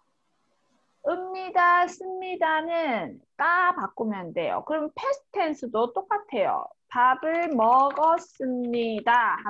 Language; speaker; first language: Korean; native; Korean